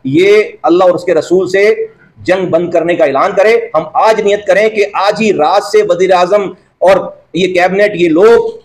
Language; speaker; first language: Urdu; native; Urdu